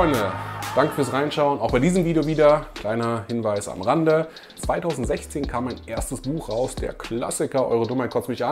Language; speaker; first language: German; native; German